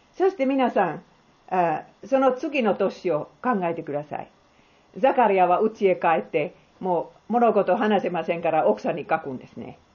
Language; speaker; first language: Japanese; non-native, fluent; Finnish